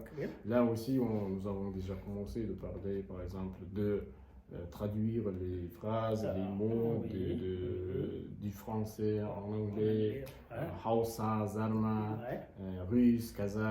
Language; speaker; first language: French; non-native, fluent; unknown